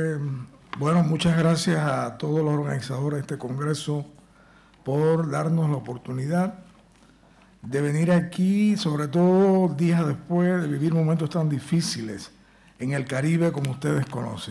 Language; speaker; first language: Spanish; native; Spanish